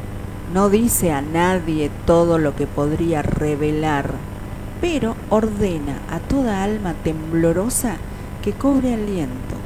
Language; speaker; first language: Spanish; native; Spanish